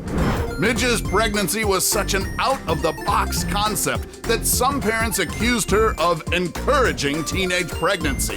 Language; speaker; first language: English; native; English